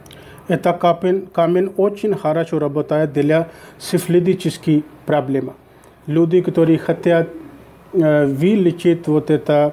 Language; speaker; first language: Russian; non-native, learner; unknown